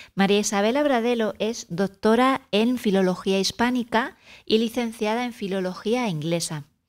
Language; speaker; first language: Spanish; native; Spanish